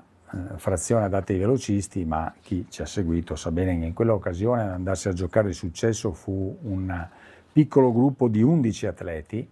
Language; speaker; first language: Italian; native; Italian